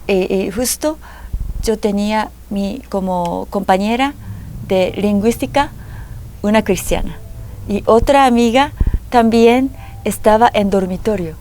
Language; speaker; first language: Spanish; non-native, fluent; Japanese